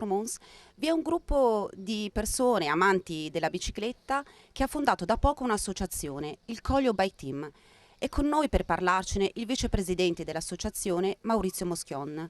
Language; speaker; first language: Italian; native; Italian